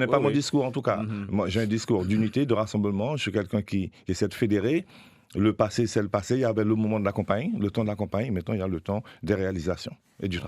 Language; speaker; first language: French; native; French